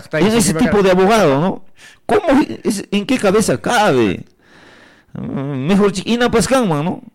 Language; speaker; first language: Spanish; native; Spanish